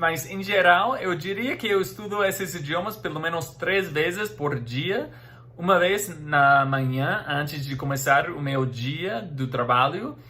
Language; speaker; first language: Portuguese; non-native, fluent; English